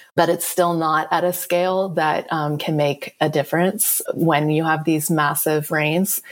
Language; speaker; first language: English; native; English